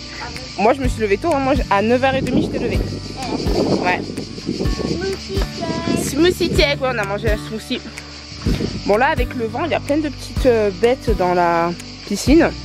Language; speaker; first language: French; native; French